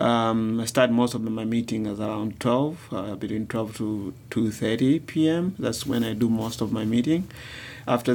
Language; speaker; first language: English; non-native, local second language; Swahili